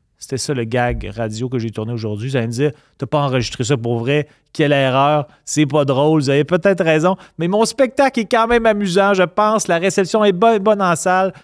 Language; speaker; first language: French; native; French